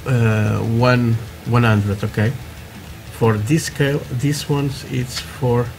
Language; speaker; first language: English; non-native, learner; Portuguese